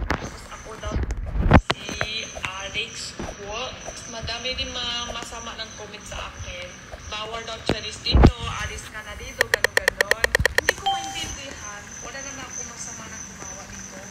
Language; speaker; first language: Filipino; non-native, learner; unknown